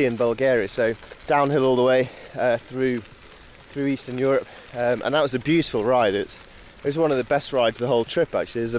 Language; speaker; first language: English; native; English